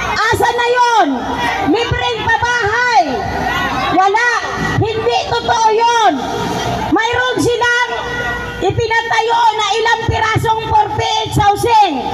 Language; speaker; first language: Filipino; non-native, local second language; Waray